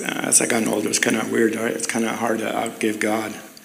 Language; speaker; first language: English; early bilingual, other home language; Spanish